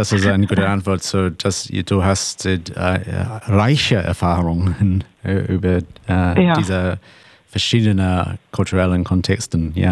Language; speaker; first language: German; non-native, learner; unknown